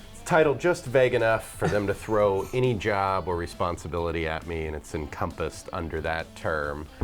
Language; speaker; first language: English; native; English